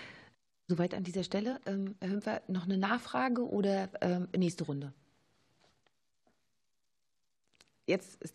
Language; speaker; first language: German; native; German